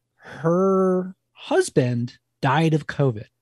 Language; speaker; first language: English; native; English